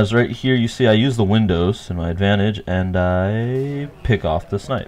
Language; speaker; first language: English; native; English